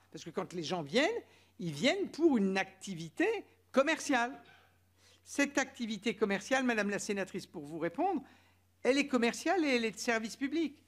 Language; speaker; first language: French; native; French